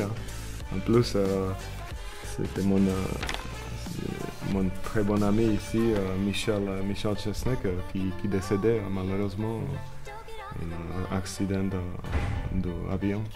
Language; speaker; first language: French; non-native, learner; Slovak